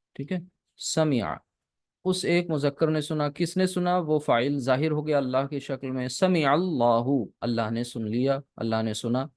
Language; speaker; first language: Urdu; native; Urdu